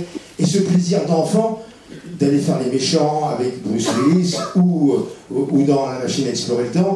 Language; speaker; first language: French; native; French